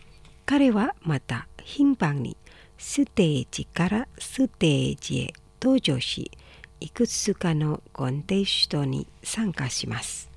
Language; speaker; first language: Japanese; non-native, fluent; Indonesian